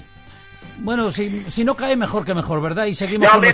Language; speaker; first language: Spanish; native; Spanish